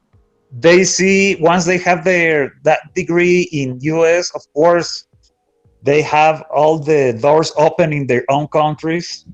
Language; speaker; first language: English; non-native, fluent; Spanish